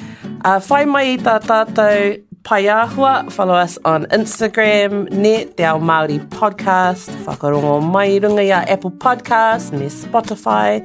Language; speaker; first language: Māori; non-native, local second language; English